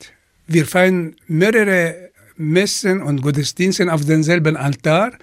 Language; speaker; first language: German; non-native, fluent; Arabic